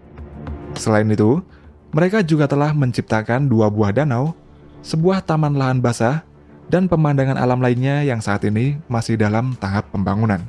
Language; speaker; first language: Indonesian; native; Indonesian